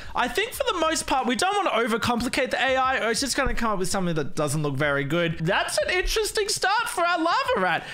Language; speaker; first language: English; native; English